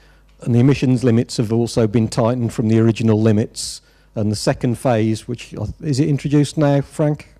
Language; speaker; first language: English; native; English